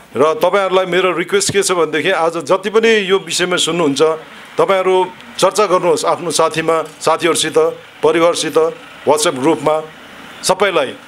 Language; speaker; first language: Nepali; native; Nepali